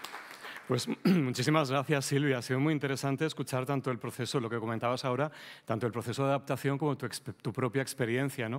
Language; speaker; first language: Spanish; native; Spanish